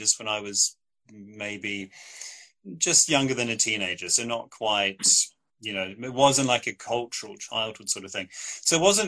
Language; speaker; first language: English; native; English